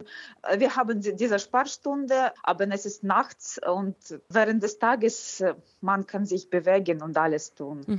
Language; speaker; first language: German; non-native, fluent; Ukrainian